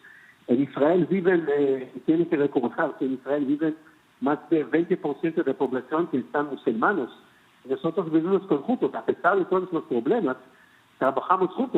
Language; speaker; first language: Spanish; non-native, fluent; Hebrew